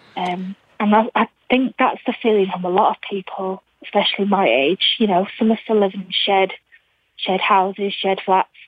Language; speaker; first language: English; native; English